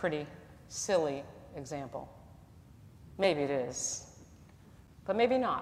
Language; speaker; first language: English; native; English